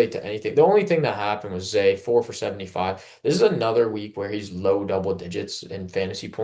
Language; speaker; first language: English; native; English